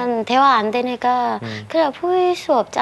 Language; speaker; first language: Korean; non-native, learner; Vietnamese